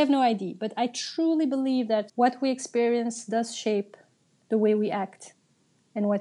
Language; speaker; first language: English; non-native, fluent; Turkish